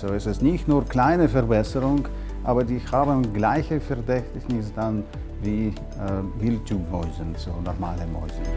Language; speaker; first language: German; non-native, fluent; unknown